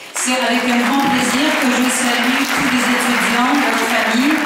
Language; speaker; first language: French; non-native, fluent; Armenian